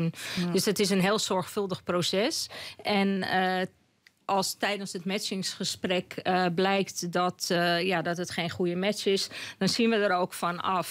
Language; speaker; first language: Dutch; native; Dutch